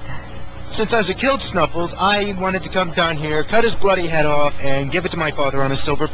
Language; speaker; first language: English; native; English